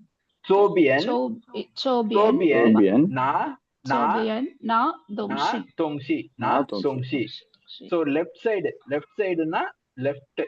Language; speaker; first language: Chinese; non-native, fluent; Tamil